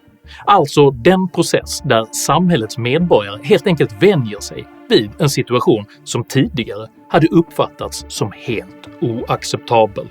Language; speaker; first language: Swedish; native; Swedish